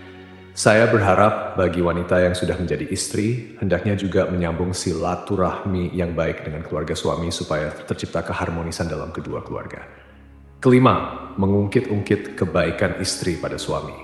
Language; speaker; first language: Indonesian; native; Indonesian